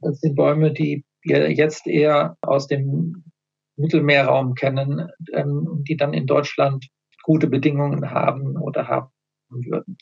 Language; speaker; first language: German; native; German